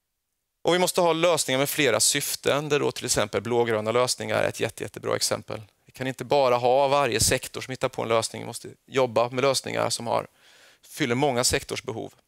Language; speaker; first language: Swedish; native; Swedish